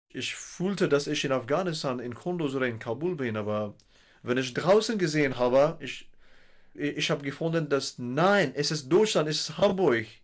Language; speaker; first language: German; non-native, learner; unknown